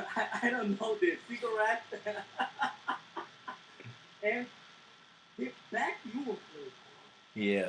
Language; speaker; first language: English; non-native, learner; Portuguese